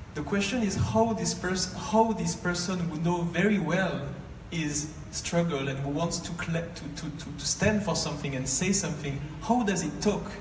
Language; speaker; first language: English; non-native, fluent; French